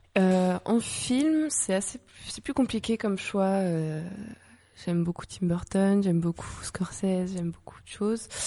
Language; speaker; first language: French; native; French